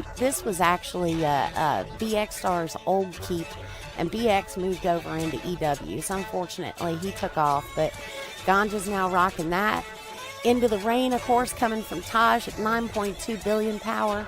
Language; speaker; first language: English; native; English